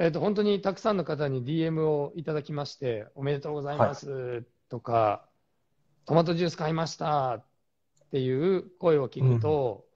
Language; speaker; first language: Japanese; native; Japanese